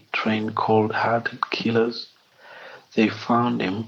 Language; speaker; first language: English; non-native, local second language; Kinyarwanda